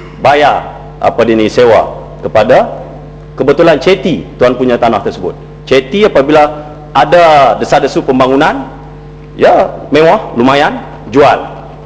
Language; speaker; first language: Malay; native; Malay